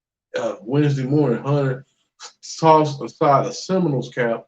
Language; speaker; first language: English; native; English